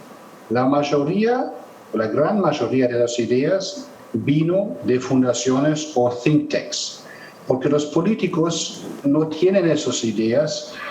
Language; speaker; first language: Spanish; non-native, fluent; German